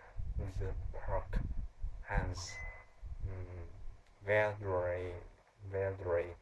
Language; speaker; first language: English; non-native, learner; Vietnamese